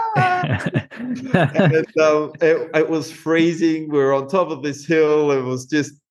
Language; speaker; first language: English; non-native, fluent; Spanish